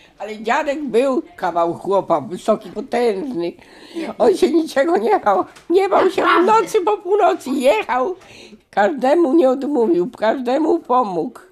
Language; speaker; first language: Polish; native; Polish